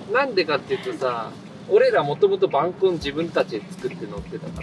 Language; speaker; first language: Japanese; native; Japanese